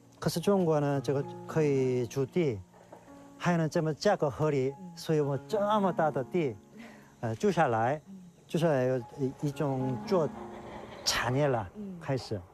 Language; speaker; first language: Chinese; non-native, learner; Korean